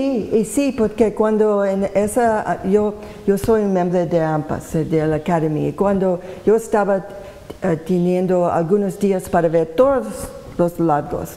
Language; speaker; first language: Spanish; non-native, learner; English